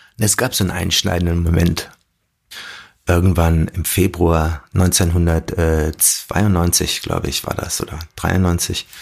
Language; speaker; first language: German; early bilingual, other home language; Arabic